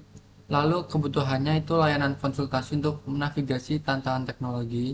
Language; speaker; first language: Indonesian; native; Indonesian